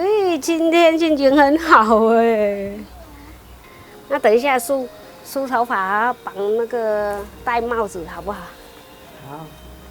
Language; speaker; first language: Chinese; non-native, fluent; Vietnamese